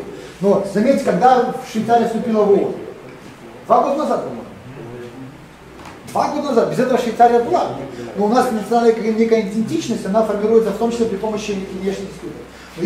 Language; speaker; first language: Russian; native; Russian